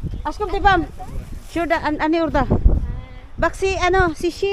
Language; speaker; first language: Turkish; non-native, learner; Filipino